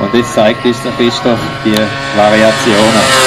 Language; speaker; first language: German; native; German